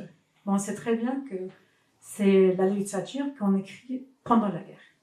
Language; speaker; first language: French; non-native, fluent; Swedish